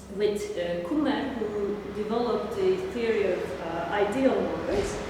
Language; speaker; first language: English; non-native, fluent; Turkish